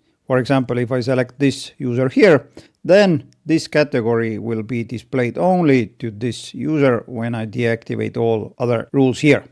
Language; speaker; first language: English; non-native, fluent; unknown